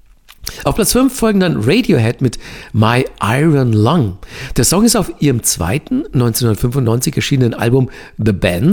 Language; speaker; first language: German; native; German